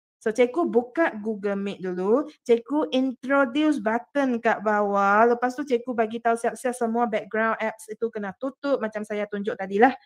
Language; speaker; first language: Malay; non-native, local second language; Chinese